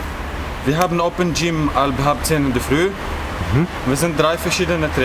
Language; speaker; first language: German; non-native, fluent; Arabic